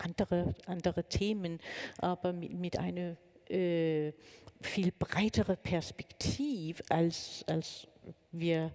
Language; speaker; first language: German; non-native, fluent; Danish